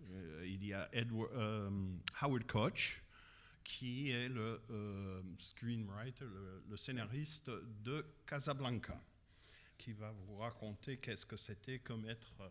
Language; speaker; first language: French; non-native, fluent; English